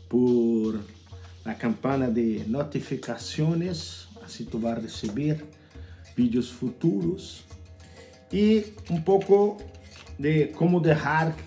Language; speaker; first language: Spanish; non-native, learner; Portuguese